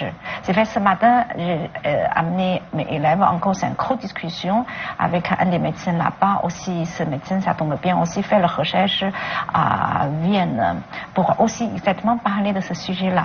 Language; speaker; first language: French; non-native, learner; Chinese